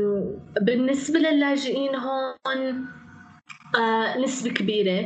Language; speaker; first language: Arabic; native; Arabic